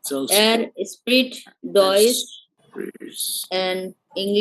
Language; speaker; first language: German; non-native, learner; Bangla